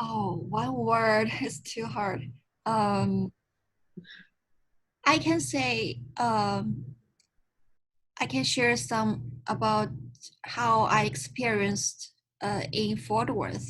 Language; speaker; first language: English; non-native, learner; Chinese